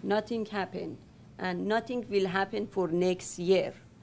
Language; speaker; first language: English; non-native, fluent; Persian